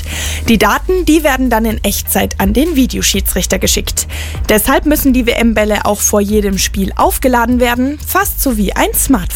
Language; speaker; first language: German; native; German